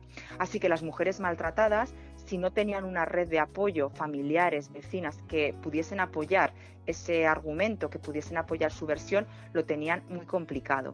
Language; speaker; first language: Spanish; native; Spanish